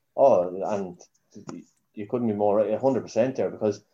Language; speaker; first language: English; native; English